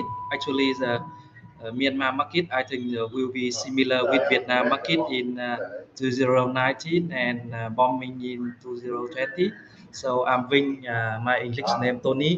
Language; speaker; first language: English; non-native, fluent; Vietnamese